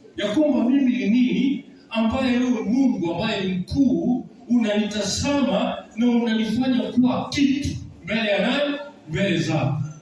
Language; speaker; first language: Swahili; non-native, local second language; Gusii